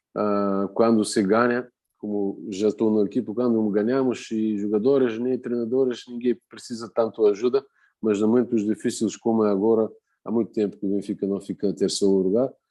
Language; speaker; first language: Portuguese; non-native, fluent; Bulgarian